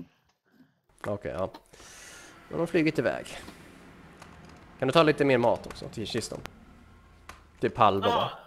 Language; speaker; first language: Swedish; native; Swedish